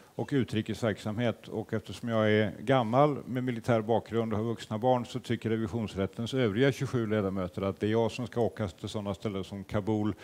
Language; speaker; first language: Swedish; native; Swedish